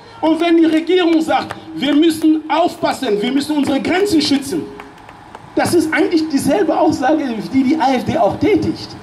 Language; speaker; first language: German; early bilingual, other home language; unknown